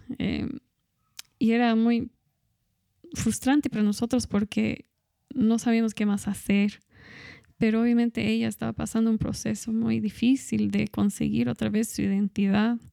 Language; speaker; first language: Spanish; non-native, fluent; English